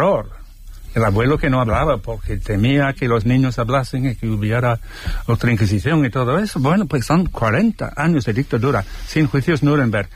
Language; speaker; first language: Spanish; non-native, fluent; English